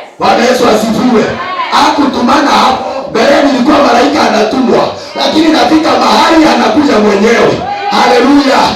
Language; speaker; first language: Swahili; non-native, local second language; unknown